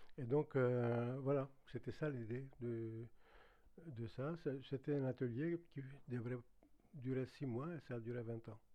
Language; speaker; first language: French; non-native, fluent; Greek